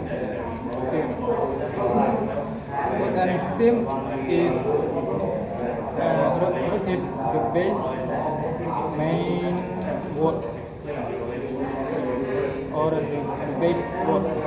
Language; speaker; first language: English; non-native, learner; Indonesian